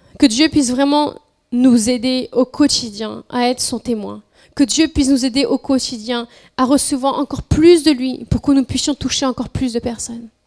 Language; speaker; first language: French; non-native, fluent; Spanish